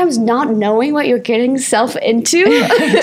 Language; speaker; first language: English; non-native, fluent; Japanese